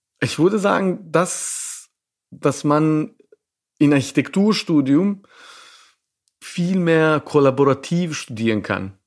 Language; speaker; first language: German; non-native, fluent; Serbian